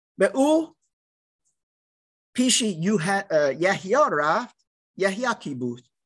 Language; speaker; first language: Persian; non-native, learner; English